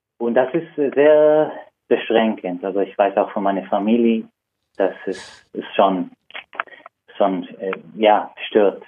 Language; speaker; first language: German; non-native, fluent; Hebrew